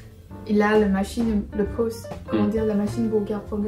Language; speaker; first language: French; non-native, fluent; Chinese